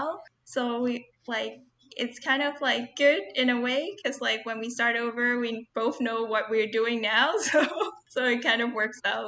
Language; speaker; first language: English; non-native, local second language; Cantonese